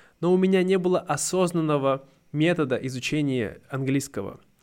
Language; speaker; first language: Russian; native; Russian